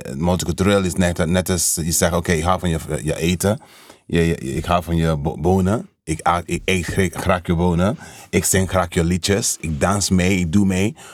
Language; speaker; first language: Dutch; non-native, learner; English